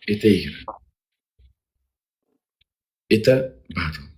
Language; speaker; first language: Russian; non-native, local second language; Uzbek